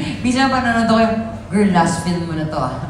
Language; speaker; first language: Filipino; native; Filipino